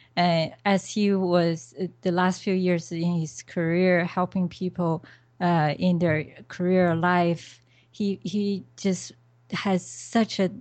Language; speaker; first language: English; non-native, fluent; Chinese